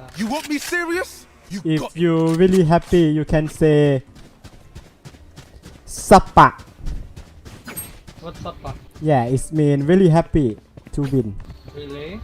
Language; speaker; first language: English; non-native, learner; Thai